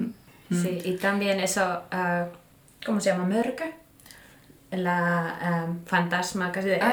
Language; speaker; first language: Spanish; non-native, fluent; Finnish